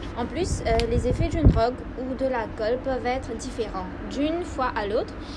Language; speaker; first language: French; non-native, local second language; Morisyen